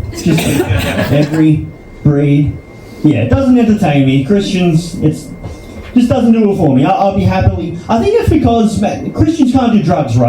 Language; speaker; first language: English; native; English